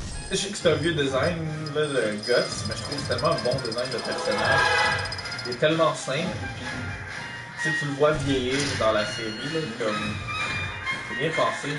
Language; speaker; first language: French; native; French